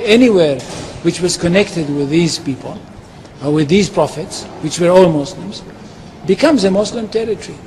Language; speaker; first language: English; non-native, fluent; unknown